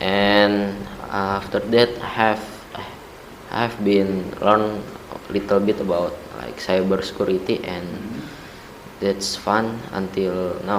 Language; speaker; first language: English; non-native, learner; Indonesian